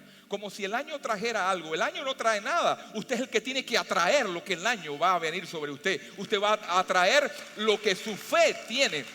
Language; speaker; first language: Spanish; native; Spanish